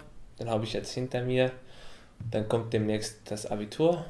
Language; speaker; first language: German; early bilingual, other home language; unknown